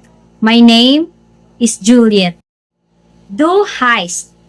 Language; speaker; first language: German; non-native, learner; Cebuano